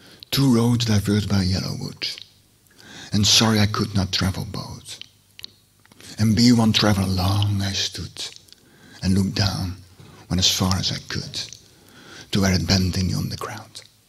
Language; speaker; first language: English; non-native, fluent; Dutch